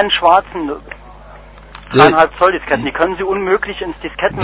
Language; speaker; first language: German; native; German